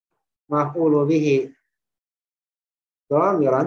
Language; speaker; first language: Arabic; non-native, fluent; Indonesian